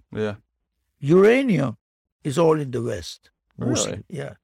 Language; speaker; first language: English; non-native, fluent; Persian